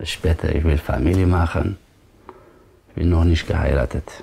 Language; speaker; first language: German; non-native, learner; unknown